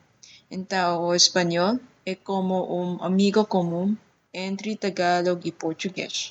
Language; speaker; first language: Portuguese; non-native, fluent; Filipino